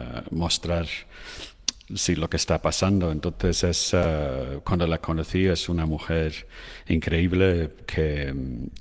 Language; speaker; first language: Spanish; non-native, fluent; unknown